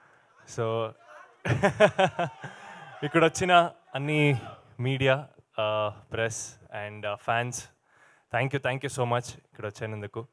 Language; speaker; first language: Telugu; non-native, learner; Kannada